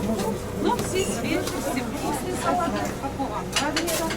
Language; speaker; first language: Russian; native; Russian